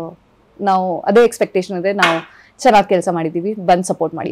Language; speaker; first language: Kannada; early bilingual, other home language; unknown